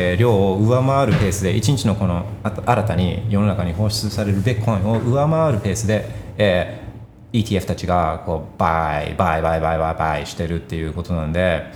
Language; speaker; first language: Japanese; early bilingual, heritage; Japanese